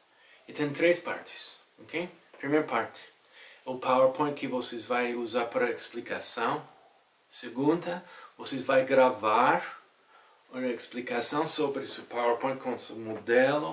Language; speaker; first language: Portuguese; non-native, fluent; English